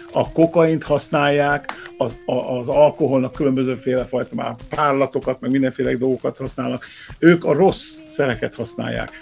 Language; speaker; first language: Hungarian; early bilingual, heritage; Hungarian